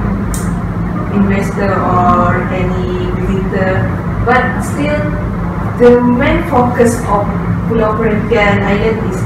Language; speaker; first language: English; non-native, local second language; Malay